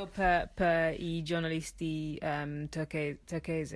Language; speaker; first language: Italian; non-native, learner; English